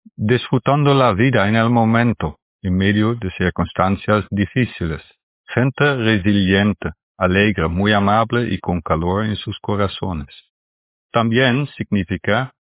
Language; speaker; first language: Spanish; non-native, learner; Dutch